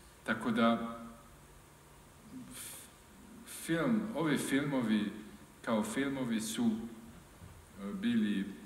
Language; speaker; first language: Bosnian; non-native, learner; French